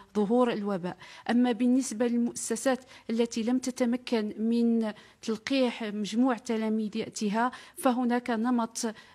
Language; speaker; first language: Arabic; native; Arabic